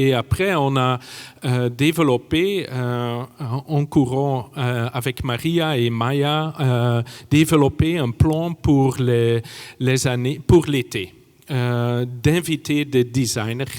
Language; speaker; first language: French; non-native, fluent; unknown